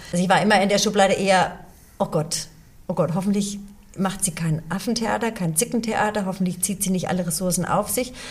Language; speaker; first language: German; early bilingual, other home language; English